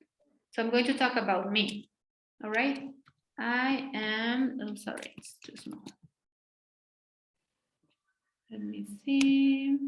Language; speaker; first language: English; non-native, fluent; Spanish